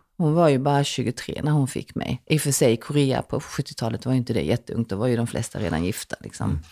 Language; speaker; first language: Swedish; early bilingual, other home language; Korean